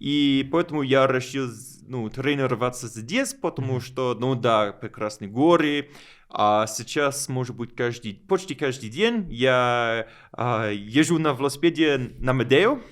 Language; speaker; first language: Russian; non-native, learner; English